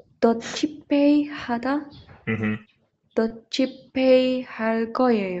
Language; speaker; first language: Korean; non-native, learner; Indonesian